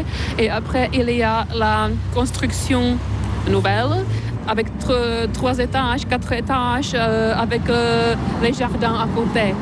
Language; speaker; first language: French; non-native, fluent; Czech